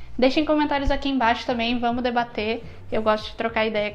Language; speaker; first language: Portuguese; native; Portuguese